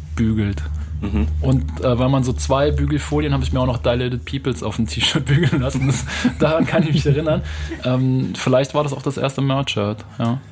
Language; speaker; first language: German; native; German